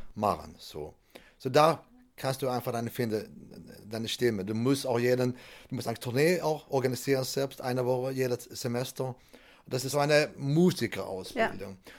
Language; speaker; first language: German; non-native, fluent; Swedish